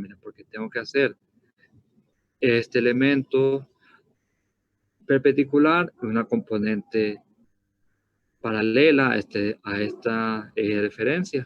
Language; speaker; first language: Spanish; native; Spanish